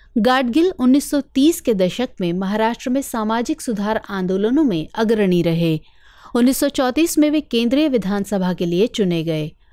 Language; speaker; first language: Hindi; native; Hindi